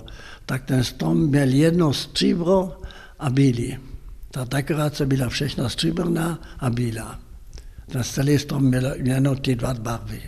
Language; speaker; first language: Czech; non-native, local second language; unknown